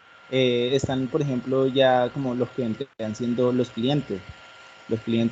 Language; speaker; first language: Spanish; native; Spanish